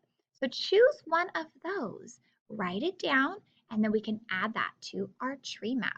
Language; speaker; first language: English; native; English